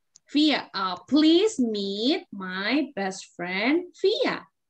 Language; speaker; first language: English; non-native, fluent; Indonesian